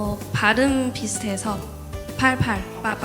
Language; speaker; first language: Korean; non-native, learner; Chinese